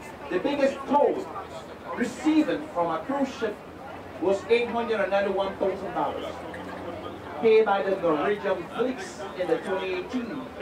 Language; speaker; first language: English; non-native, fluent; Spanish